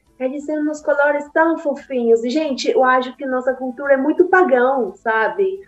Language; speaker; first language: Portuguese; non-native, fluent; Spanish